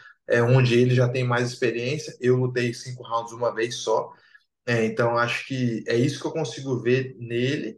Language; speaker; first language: Portuguese; native; Portuguese